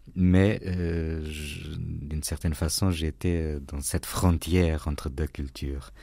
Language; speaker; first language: French; non-native, fluent; Portuguese